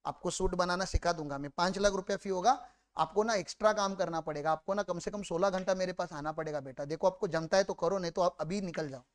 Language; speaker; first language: Hindi; non-native, local second language; Marathi